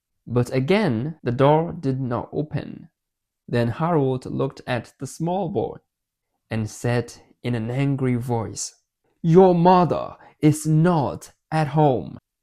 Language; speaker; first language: English; non-native, fluent; Burmese